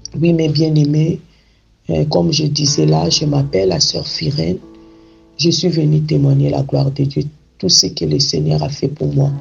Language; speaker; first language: French; non-native, local second language; Lingala